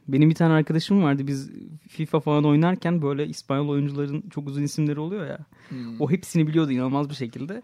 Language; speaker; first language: Turkish; native; Turkish